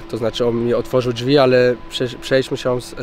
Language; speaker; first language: Polish; early bilingual, heritage; Polish